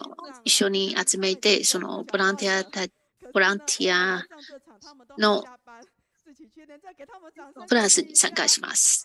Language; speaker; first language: Japanese; non-native, fluent; Chinese